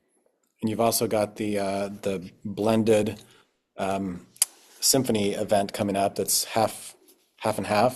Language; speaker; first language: English; native; English